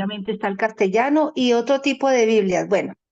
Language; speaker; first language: Spanish; native; Spanish